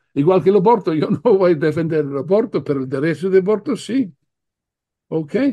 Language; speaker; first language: Spanish; non-native, fluent; English